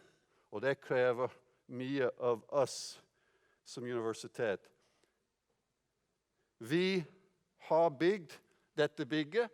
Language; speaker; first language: Norwegian; non-native, fluent; English